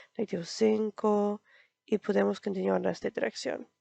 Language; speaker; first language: Spanish; non-native, learner; English